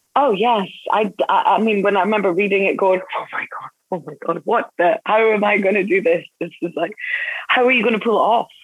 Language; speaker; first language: English; native; English